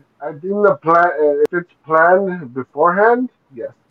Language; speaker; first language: English; early bilingual, other home language; Spanish